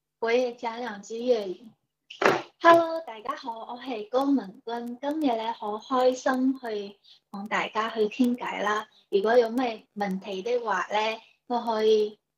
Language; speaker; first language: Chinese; native; Chinese